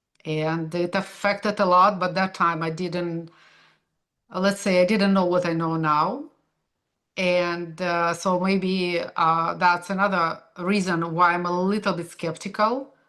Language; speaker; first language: English; non-native, fluent; Russian